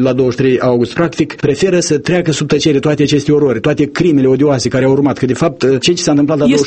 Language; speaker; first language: Romanian; native; Romanian